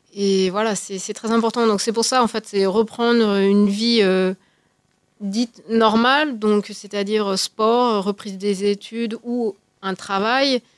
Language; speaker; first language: French; native; French